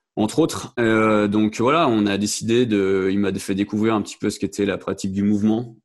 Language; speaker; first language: French; native; French